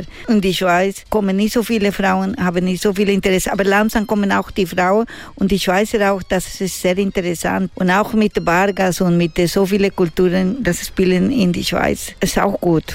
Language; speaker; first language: German; non-native, learner; Spanish